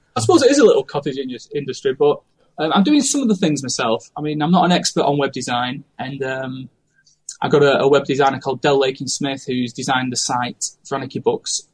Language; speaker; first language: English; native; English